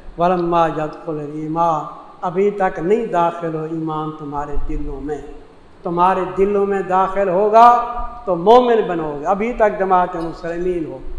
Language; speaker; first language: Urdu; non-native, local second language; Punjabi